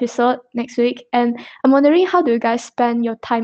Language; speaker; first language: English; non-native, local second language; Chinese